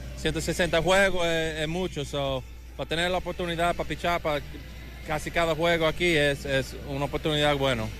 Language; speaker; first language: Spanish; early bilingual, heritage; English